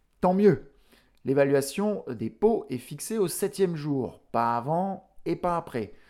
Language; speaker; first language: French; native; French